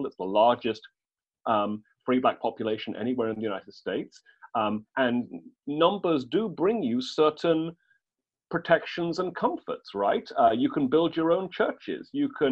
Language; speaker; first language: English; native; English